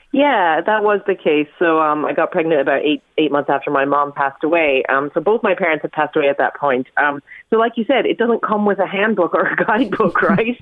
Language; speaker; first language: English; native; English